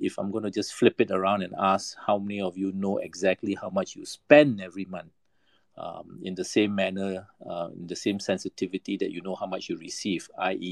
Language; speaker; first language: English; non-native, local second language; Malay